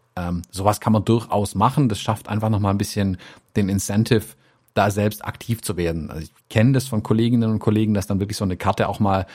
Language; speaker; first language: German; native; German